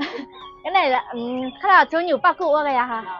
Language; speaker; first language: Chinese; non-native, fluent; Vietnamese